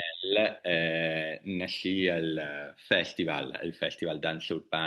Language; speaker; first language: Spanish; non-native, learner; Italian